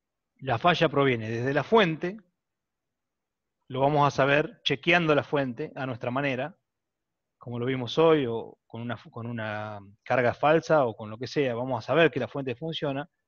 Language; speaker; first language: Spanish; native; Spanish